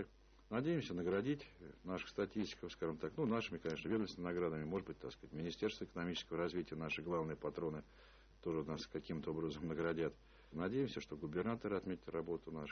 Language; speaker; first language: Russian; native; Russian